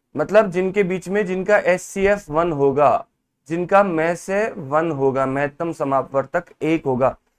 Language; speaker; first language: Hindi; native; Hindi